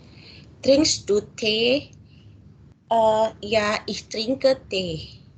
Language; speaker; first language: German; non-native, learner; Indonesian